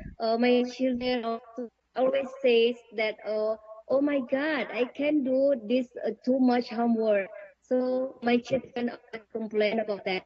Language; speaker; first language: English; non-native, learner; Indonesian